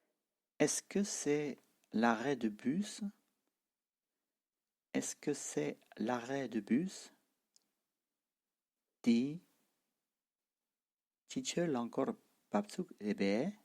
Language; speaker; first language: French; non-native, fluent; Tibetan